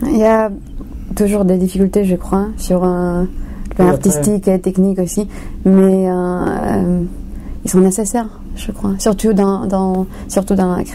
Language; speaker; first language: French; non-native, fluent; Romanian